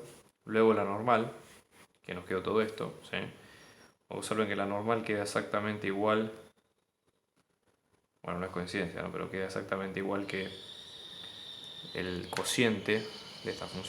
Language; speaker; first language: Spanish; native; Spanish